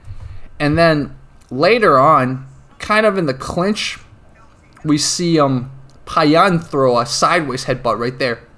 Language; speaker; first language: English; native; English